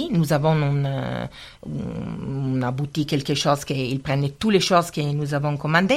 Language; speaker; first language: French; non-native, learner; Italian